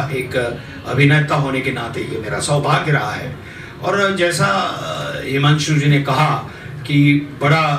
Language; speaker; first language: Hindi; native; Hindi